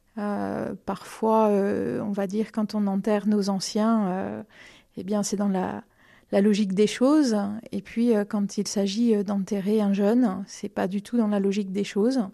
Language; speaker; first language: French; native; French